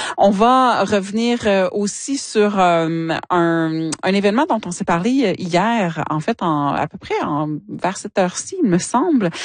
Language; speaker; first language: French; native; French